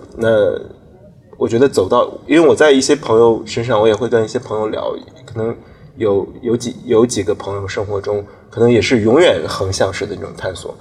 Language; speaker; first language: Chinese; native; Chinese